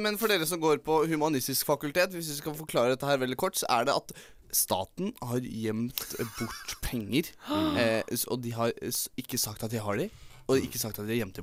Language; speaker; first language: Norwegian; native; Norwegian